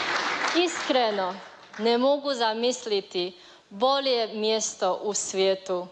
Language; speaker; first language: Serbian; non-native, learner; Chinese